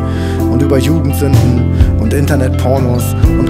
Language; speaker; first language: German; native; German